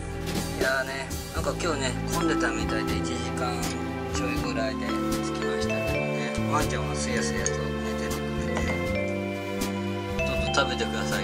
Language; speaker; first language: Japanese; native; Japanese